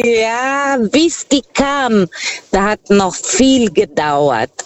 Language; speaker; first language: German; non-native, fluent; Portuguese